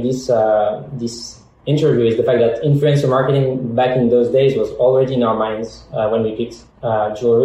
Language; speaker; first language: English; non-native, fluent; French